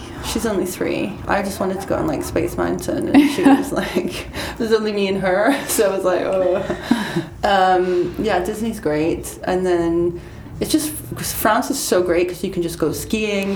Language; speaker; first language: English; native; English